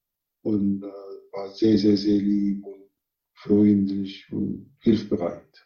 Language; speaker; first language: German; non-native, learner; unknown